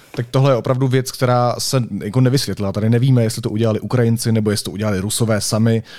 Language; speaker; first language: Czech; native; Czech